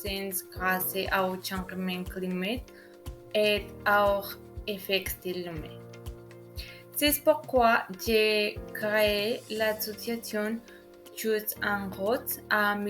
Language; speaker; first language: French; non-native, learner; Spanish